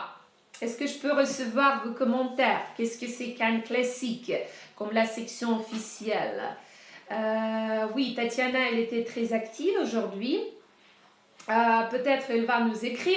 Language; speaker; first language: French; non-native, fluent; Russian